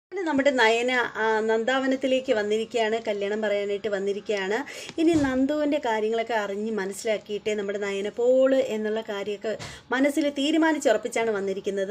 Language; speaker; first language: Malayalam; native; Malayalam